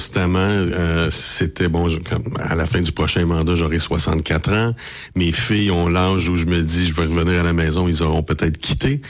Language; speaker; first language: French; native; French